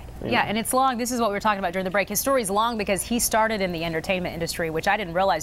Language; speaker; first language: English; native; English